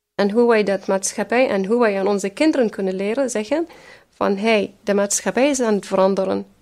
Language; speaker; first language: Dutch; non-native, fluent; Syriac